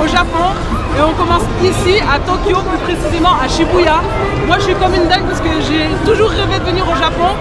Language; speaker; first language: French; native; French